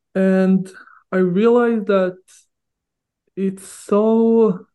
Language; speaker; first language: English; non-native, fluent; Hebrew